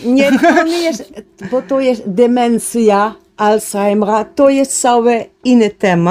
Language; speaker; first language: Polish; non-native, learner; Dutch